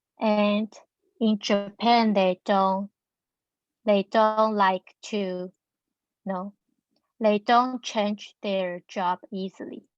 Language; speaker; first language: English; non-native, learner; Chinese